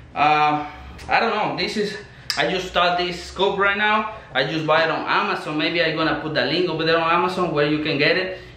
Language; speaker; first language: English; non-native, learner; Spanish